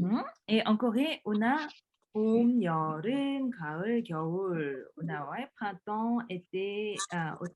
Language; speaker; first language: French; early bilingual, other home language; Korean